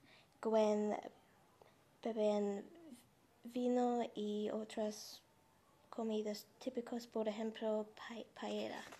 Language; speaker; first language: Spanish; non-native, learner; English